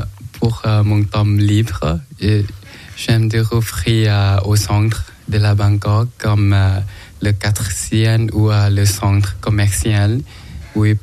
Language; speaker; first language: French; non-native, learner; Thai